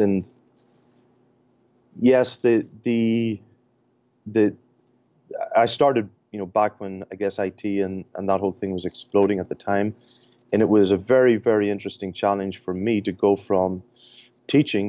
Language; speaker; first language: English; native; English